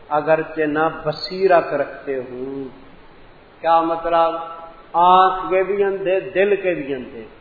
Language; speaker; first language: Urdu; non-native, local second language; Punjabi